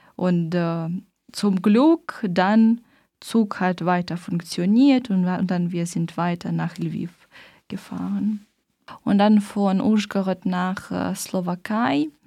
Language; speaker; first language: German; non-native, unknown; Ukrainian